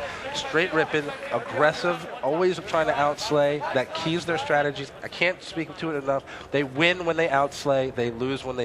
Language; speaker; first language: English; native; English